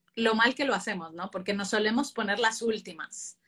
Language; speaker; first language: Spanish; native; Spanish